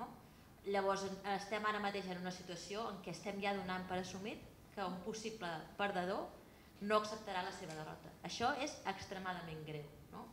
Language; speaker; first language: Catalan; native; Catalan